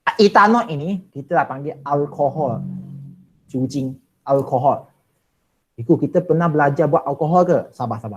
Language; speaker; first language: Malay; non-native, local second language; Chinese